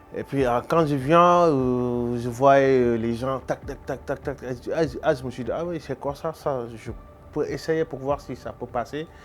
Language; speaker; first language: French; non-native, local second language; Wolof